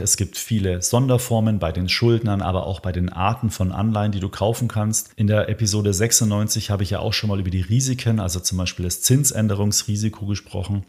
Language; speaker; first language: German; native; German